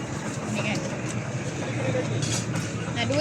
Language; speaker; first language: Malay; native; Malay